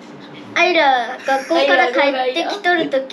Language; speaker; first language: Japanese; early bilingual, other home language; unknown